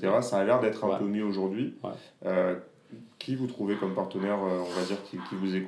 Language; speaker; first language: French; native; French